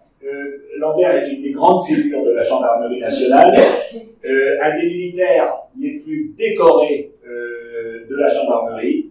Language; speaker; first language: French; native; French